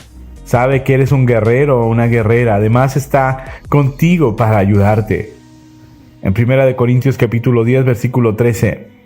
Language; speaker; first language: Spanish; native; Spanish